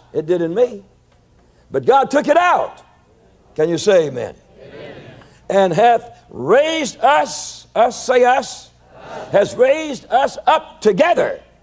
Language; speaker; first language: English; native; English